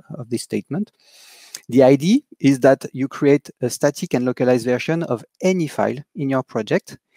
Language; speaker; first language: English; non-native, fluent; French